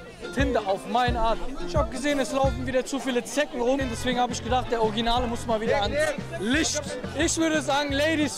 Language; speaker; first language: German; native; German